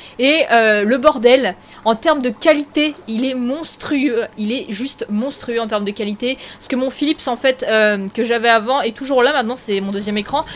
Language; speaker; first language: French; native; French